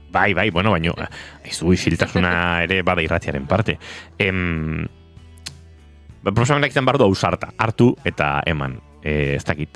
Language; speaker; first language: Basque; native; Basque